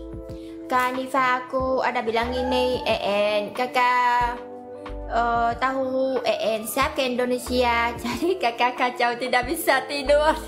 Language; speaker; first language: Indonesian; non-native, learner; Vietnamese